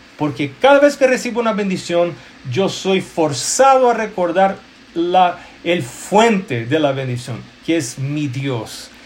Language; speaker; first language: Spanish; non-native, fluent; Portuguese